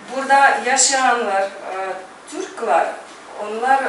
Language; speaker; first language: Turkish; non-native, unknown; Russian